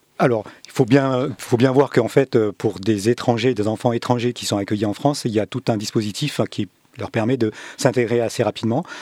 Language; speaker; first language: French; early bilingual, other home language; Vietnamese